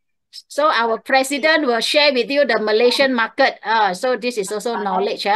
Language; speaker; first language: English; non-native, local second language; Chinese